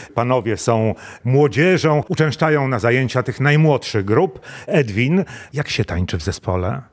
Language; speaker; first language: Polish; native; Polish